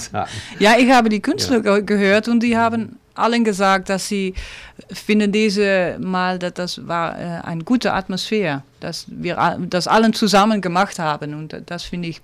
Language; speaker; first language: German; non-native, learner; Dutch